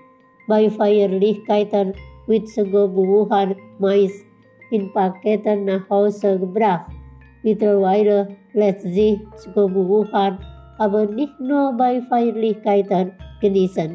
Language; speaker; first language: German; non-native, fluent; Indonesian